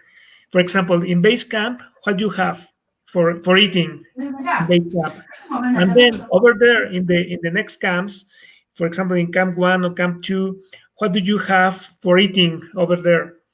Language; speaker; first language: English; non-native, fluent; Spanish